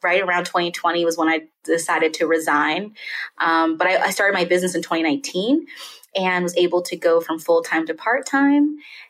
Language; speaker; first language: English; native; English